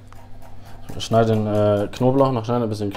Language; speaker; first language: German; native; German